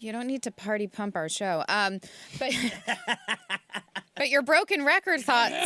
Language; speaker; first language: English; native; English